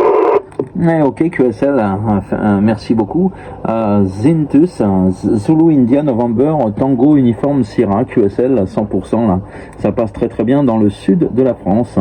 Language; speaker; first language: French; native; French